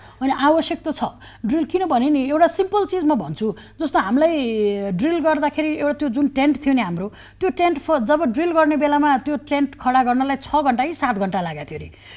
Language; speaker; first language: Nepali; native; Nepali